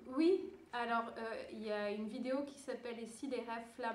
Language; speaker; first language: French; early bilingual, other home language; Dutch